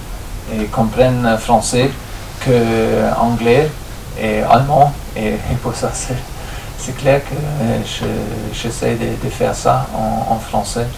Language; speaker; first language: French; non-native, fluent; German